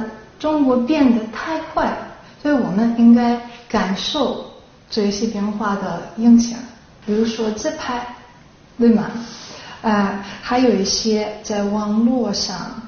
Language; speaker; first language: Chinese; non-native, fluent; Russian